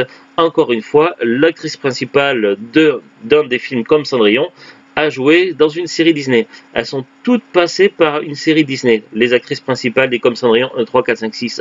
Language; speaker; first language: French; native; French